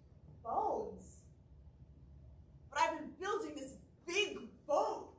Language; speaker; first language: English; native; English